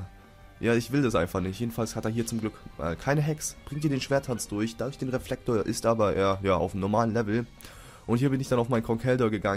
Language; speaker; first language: German; native; German